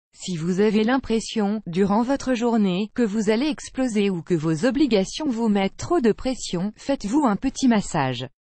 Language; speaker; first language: French; native; French